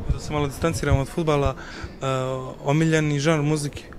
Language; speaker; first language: Croatian; native; Croatian